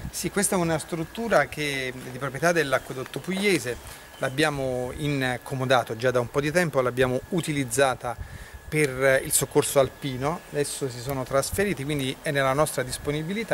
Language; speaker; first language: Italian; native; Italian